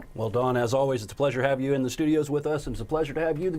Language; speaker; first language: English; native; English